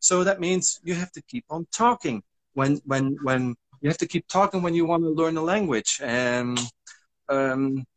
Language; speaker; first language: English; non-native, fluent; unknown